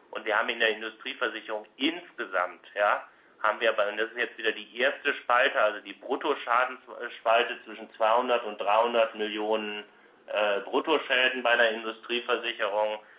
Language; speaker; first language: German; native; German